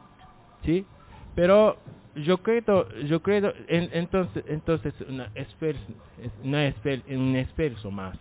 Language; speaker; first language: Spanish; non-native, learner; Japanese